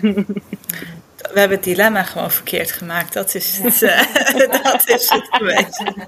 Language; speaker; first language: Dutch; native; Dutch